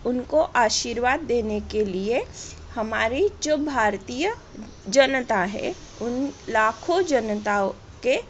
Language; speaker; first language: Hindi; non-native, local second language; Marathi